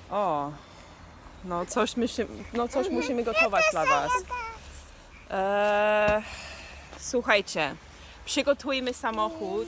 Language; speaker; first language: Polish; non-native, fluent; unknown